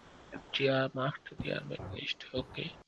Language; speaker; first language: German; non-native, learner; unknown